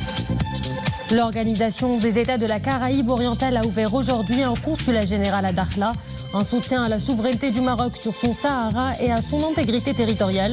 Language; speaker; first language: French; non-native, local second language; Arabic